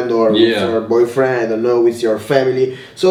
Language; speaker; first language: English; non-native, learner; Italian